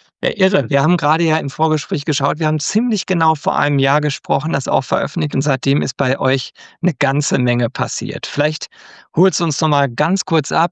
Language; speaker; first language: German; native; German